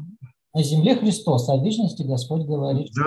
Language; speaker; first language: Russian; native; Russian